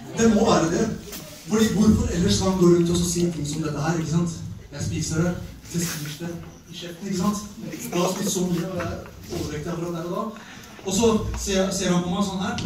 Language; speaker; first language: Norwegian; early bilingual, other home language; Albanian